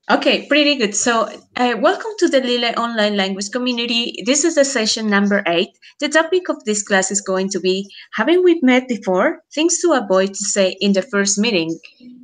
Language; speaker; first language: English; non-native, fluent; Spanish